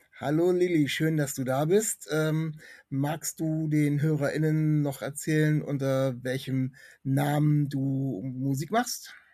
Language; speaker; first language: German; native; German